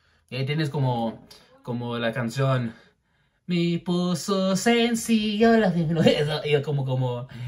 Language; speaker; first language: Spanish; early bilingual, heritage; Spanish